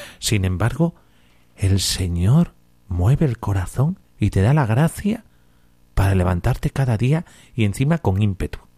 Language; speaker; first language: Spanish; native; Spanish